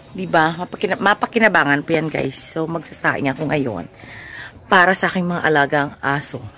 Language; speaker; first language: Filipino; non-native, local second language; Hiligaynon